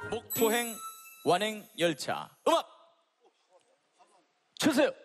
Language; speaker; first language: Korean; native; Korean